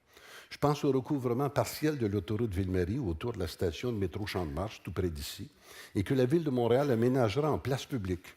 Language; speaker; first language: French; native; French